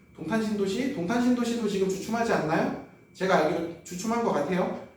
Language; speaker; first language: Korean; native; Korean